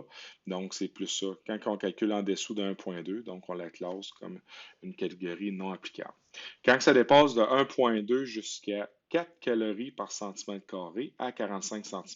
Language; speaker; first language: French; native; French